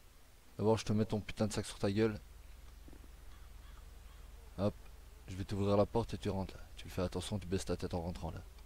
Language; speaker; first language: French; native; French